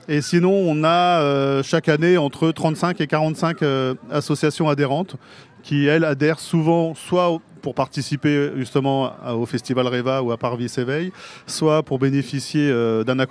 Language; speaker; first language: French; native; French